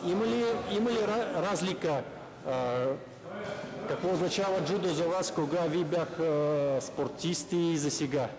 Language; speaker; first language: Bulgarian; non-native, learner; Russian